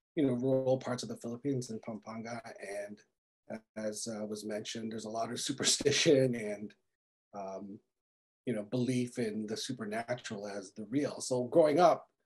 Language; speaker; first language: English; native; English